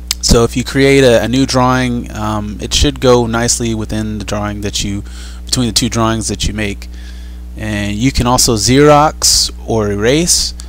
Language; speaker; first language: English; native; English